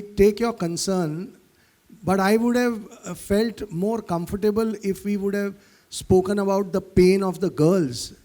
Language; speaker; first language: English; non-native, local second language; Hindi